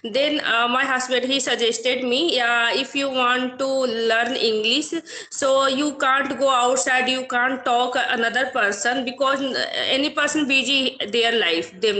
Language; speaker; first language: English; non-native, learner; Hindi